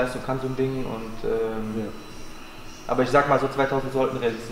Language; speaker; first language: German; native; German